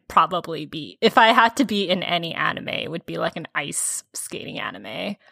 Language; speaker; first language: English; early bilingual, other home language; Korean